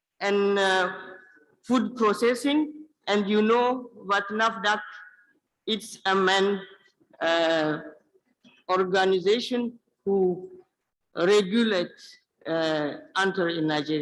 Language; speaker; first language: English; non-native, learner; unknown